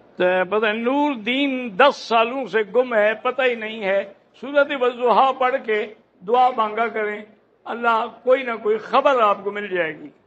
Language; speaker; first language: Urdu; native; Urdu